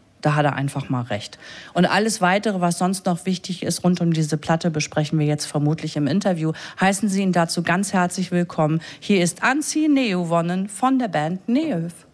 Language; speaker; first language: German; native; German